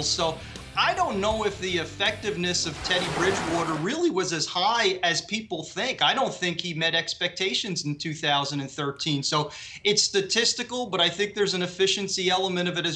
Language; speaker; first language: English; native; English